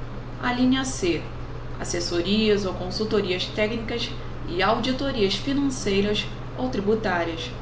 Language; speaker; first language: Portuguese; native; Portuguese